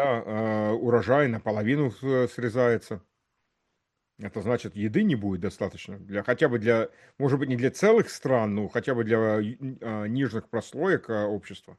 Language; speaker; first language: Russian; early bilingual, heritage; Russian